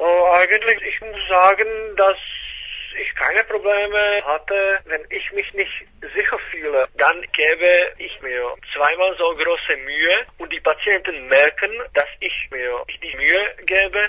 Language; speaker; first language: German; non-native, fluent; Czech